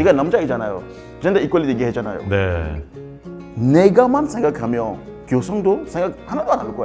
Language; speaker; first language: Korean; non-native, learner; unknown